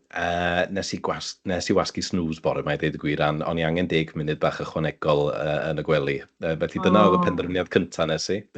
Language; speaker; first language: Welsh; native; Welsh